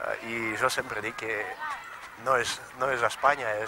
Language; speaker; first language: Catalan; non-native, fluent; Russian